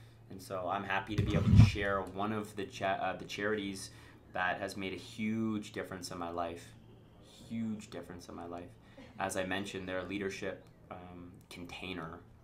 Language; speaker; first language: English; native; English